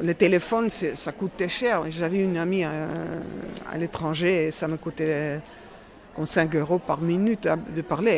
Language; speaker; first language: French; non-native, fluent; Dutch